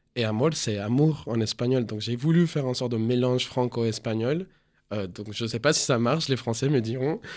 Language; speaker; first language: French; non-native, fluent; Spanish